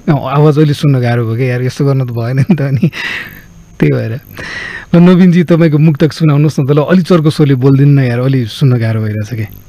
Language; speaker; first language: Nepali; native; Nepali